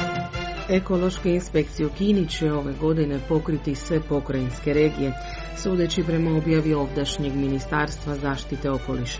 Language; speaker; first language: Croatian; native; Croatian